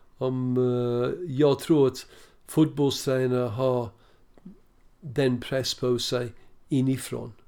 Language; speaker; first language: Swedish; non-native, fluent; English